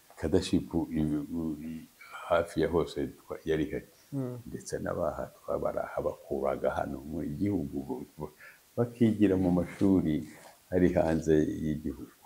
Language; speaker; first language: Kinyarwanda; early bilingual, heritage; Kinyarwanda